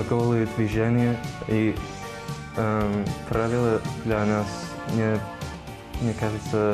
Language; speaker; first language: Russian; non-native, learner; English